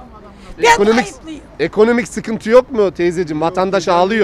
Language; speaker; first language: Turkish; native; Turkish